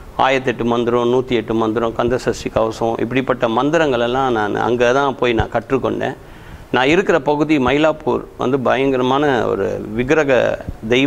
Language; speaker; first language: Tamil; native; Tamil